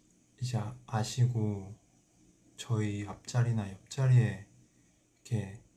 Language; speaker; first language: Korean; native; Korean